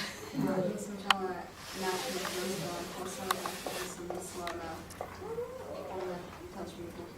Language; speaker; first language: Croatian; non-native, learner; English